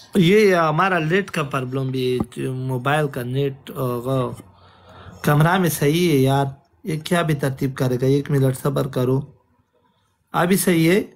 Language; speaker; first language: Hindi; non-native, local second language; Pashto